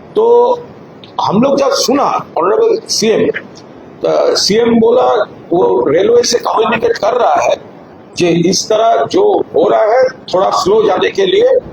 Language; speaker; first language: Hindi; non-native, local second language; Bangla